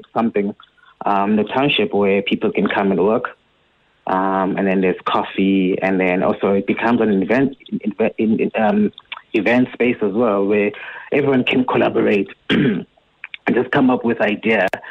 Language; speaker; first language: English; non-native, local second language; Zulu